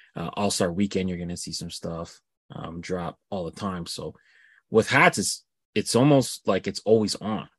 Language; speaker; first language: English; native; English